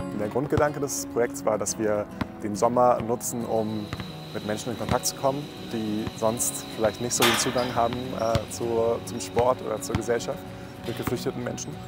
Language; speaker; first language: German; native; German